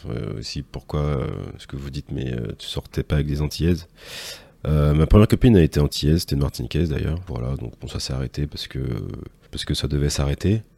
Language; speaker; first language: French; native; French